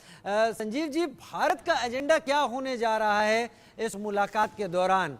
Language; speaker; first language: Hindi; native; Hindi